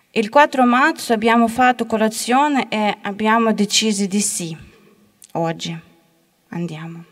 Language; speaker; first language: Italian; non-native, learner; Ukrainian